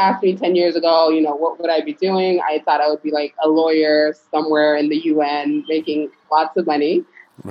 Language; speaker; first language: English; early bilingual, other home language; Fula